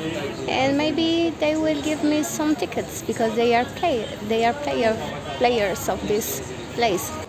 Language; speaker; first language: English; non-native, learner; Spanish